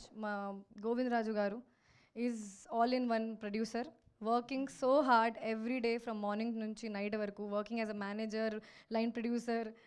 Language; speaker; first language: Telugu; non-native, local second language; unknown